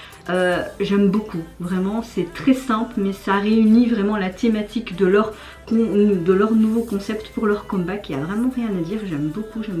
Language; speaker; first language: French; native; French